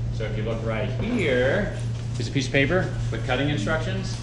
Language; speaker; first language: English; native; English